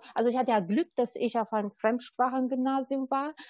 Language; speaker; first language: German; non-native, fluent; Albanian